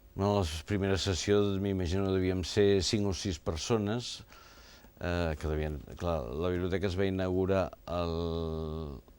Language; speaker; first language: Catalan; native; Catalan